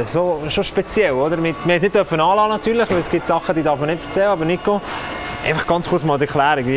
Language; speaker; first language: German; native; German